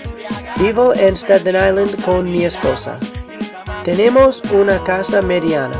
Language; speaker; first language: Spanish; non-native, learner; English